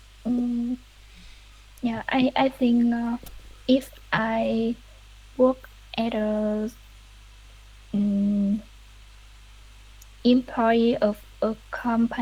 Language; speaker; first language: English; non-native, learner; Vietnamese